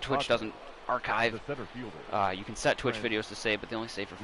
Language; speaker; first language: English; native; English